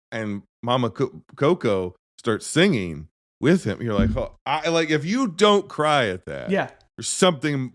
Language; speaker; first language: English; native; English